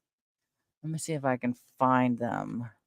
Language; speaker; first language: English; native; English